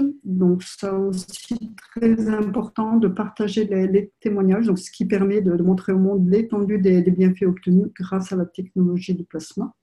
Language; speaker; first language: French; native; French